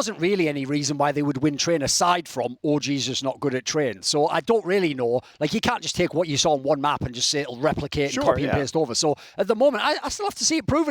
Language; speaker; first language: English; native; English